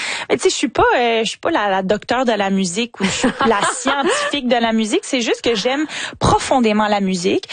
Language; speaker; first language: French; native; French